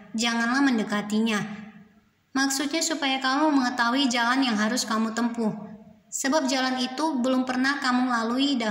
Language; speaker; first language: Indonesian; native; Indonesian